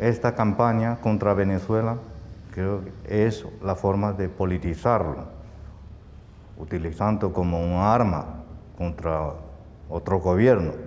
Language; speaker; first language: Spanish; non-native, fluent; Chinese